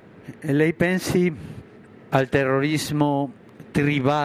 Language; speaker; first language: Italian; non-native, fluent; Spanish